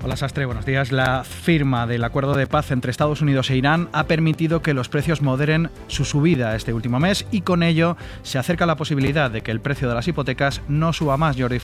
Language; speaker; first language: Spanish; native; Spanish